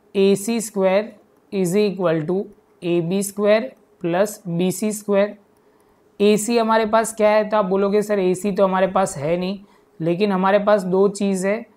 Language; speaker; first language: Hindi; non-native, local second language; Gujarati